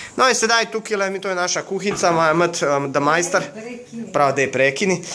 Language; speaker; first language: Slovenian; early bilingual, other home language; Serbian